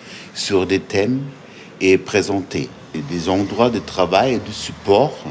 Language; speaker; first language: French; non-native, fluent; German